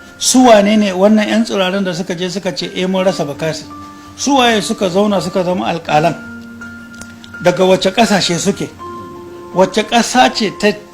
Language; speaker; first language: Hausa; native; Hausa